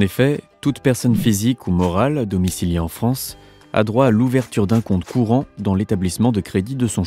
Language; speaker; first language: French; native; French